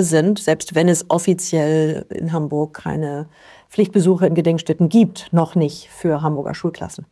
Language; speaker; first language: German; native; German